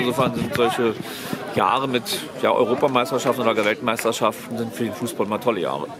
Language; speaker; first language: German; native; German